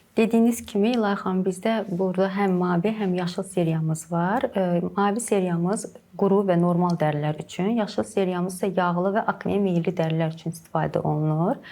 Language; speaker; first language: Azerbaijani; native; Azerbaijani